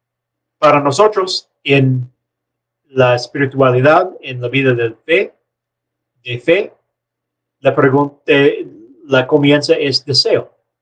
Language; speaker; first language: Spanish; non-native, learner; English